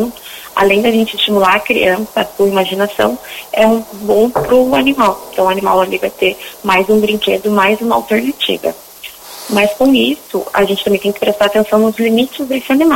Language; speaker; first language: Portuguese; native; Portuguese